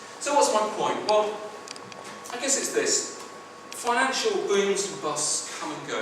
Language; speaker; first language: English; native; English